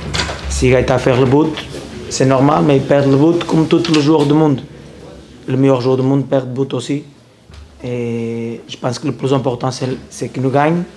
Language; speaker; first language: French; non-native, learner; Portuguese